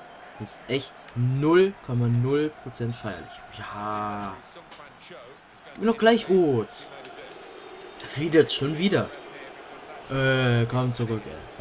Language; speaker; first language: German; native; German